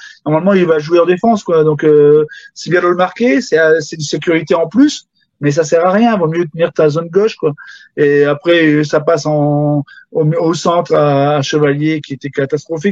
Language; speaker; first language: French; native; French